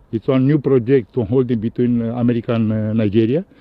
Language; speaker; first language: English; non-native, learner; Romanian